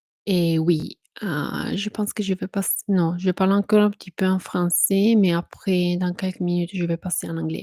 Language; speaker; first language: French; non-native, fluent; Italian